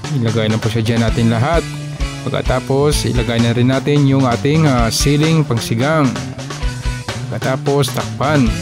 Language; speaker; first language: Filipino; non-native, local second language; Hiligaynon